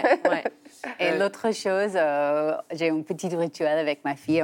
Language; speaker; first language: French; non-native, learner; English